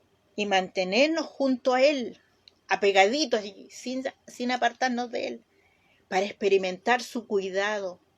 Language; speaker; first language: Spanish; native; Spanish